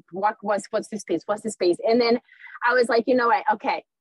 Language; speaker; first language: English; early bilingual, other home language; Spanish